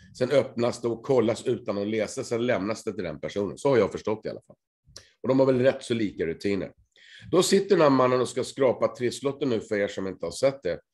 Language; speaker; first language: Swedish; native; Swedish